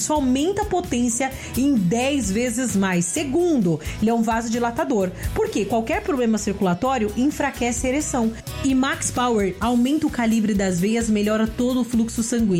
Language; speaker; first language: Portuguese; native; Portuguese